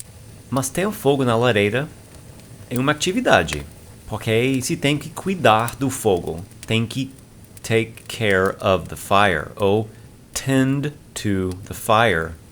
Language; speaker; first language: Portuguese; non-native, fluent; English